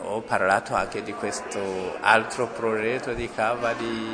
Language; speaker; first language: Italian; non-native, fluent; Rundi